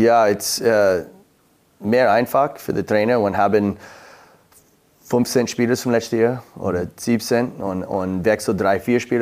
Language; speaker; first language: German; non-native, learner; English